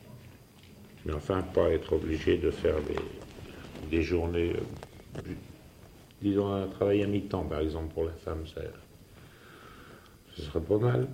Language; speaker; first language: French; native; French